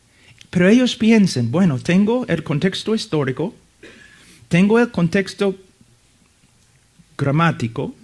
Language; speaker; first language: Spanish; non-native, fluent; English